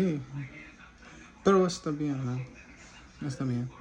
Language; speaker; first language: Spanish; non-native, learner; English